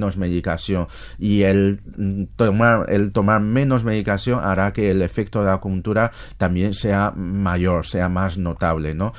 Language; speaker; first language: Spanish; non-native, fluent; Chinese